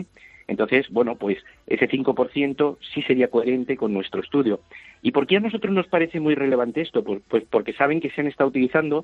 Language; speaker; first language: Spanish; native; Spanish